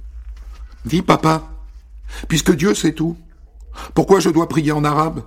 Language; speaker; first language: French; native; French